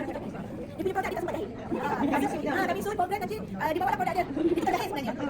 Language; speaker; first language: Malay; native; Malay